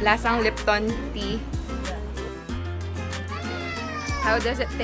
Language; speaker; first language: English; non-native, local second language; Filipino